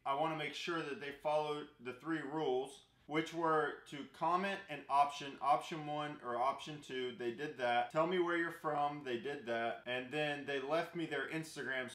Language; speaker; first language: English; native; English